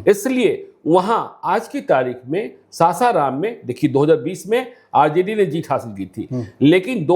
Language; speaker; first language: Hindi; native; Hindi